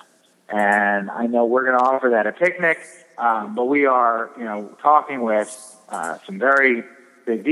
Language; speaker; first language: English; native; English